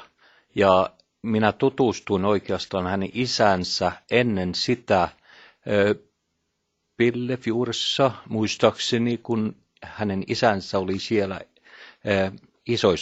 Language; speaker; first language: Finnish; early bilingual, heritage; Norwegian